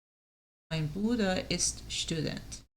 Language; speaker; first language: German; non-native, learner; English